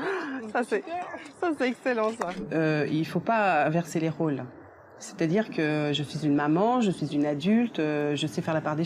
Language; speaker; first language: French; native; French